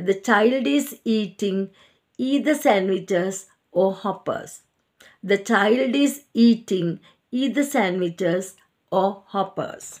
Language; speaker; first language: English; non-native, local second language; Sinhala